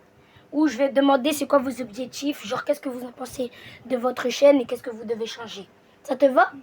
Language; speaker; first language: French; native; French